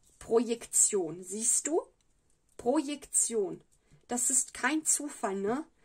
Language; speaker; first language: German; non-native, fluent; Italian